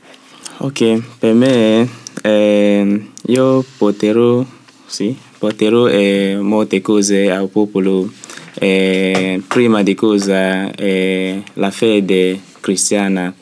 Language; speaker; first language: Italian; non-native, learner; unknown